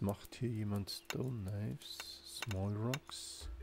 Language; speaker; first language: German; native; German